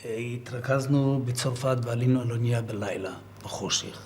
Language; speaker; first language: Hebrew; non-native, fluent; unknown